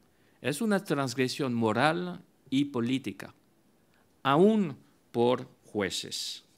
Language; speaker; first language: Spanish; non-native, fluent; French